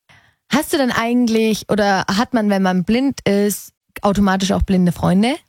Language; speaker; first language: German; native; German